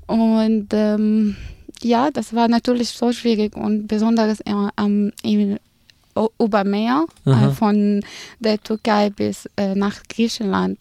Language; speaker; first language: German; non-native, fluent; Arabic